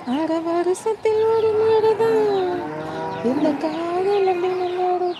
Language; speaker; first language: Tamil; non-native, local second language; Telugu